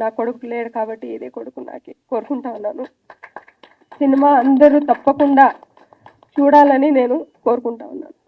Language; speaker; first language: Telugu; non-native, local second language; Lambadi